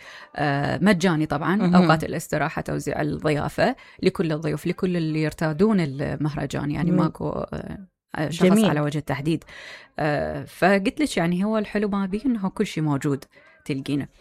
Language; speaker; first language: Arabic; native; Arabic